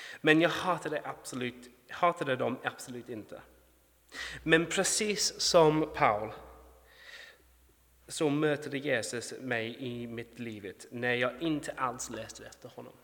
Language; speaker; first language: Swedish; non-native, fluent; English